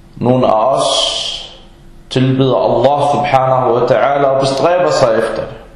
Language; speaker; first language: Danish; early bilingual, other home language; Arabic